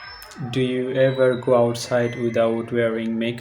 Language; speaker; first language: English; non-native, learner; Bangla